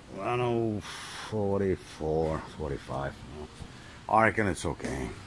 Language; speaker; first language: English; non-native, fluent; Czech